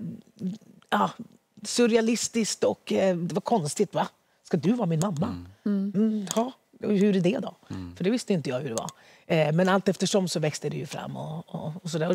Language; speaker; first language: Swedish; early bilingual, other home language; Spanish